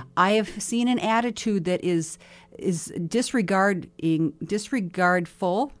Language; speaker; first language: English; native; English